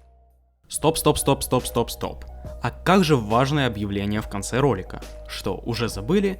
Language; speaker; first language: Russian; native; Russian